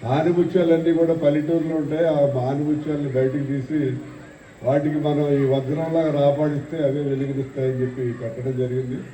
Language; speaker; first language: Telugu; native; Telugu